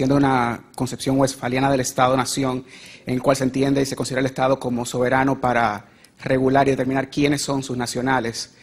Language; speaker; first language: Spanish; native; Spanish